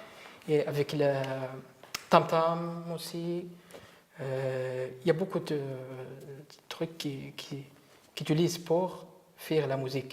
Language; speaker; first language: French; non-native, learner; Arabic